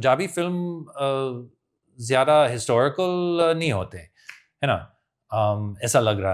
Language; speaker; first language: Hindi; non-native, fluent; English